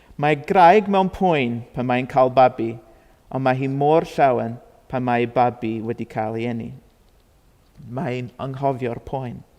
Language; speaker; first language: Welsh; non-native, fluent; English